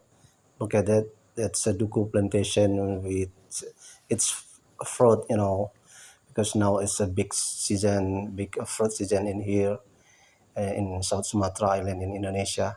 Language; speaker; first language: English; non-native, learner; Indonesian